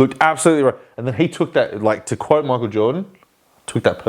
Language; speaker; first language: English; native; English